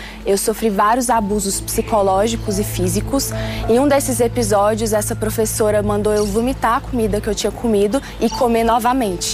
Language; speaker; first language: Portuguese; early bilingual, other home language; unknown